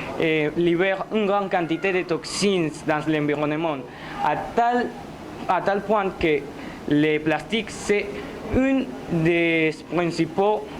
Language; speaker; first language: French; non-native, learner; Spanish